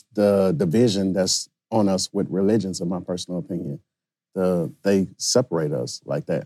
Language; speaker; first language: English; native; English